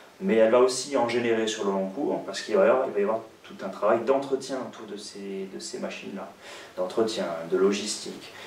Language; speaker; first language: French; native; French